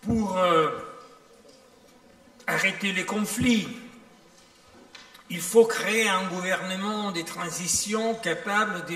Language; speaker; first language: French; non-native, fluent; Italian